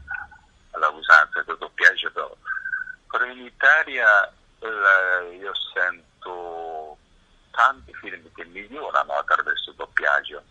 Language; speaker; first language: Italian; non-native, fluent; Japanese